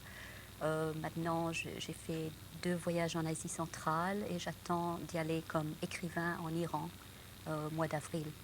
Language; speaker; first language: French; non-native, local second language; English